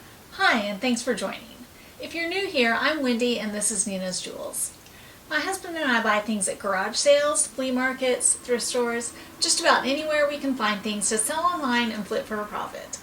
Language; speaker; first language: English; native; English